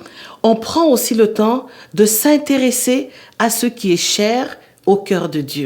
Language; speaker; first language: French; native; French